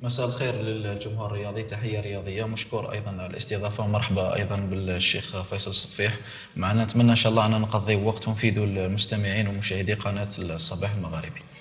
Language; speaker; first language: Arabic; native; Arabic